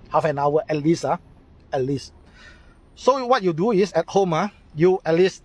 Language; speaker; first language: English; non-native, local second language; Malay